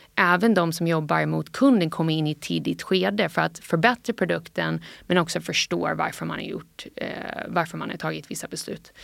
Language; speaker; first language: Swedish; non-native, fluent; English